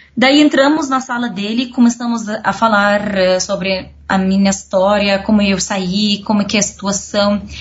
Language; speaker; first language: Portuguese; non-native, fluent; Arabic